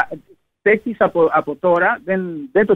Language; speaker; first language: Greek; non-native, learner; Spanish